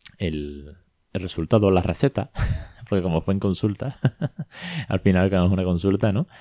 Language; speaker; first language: Spanish; native; Spanish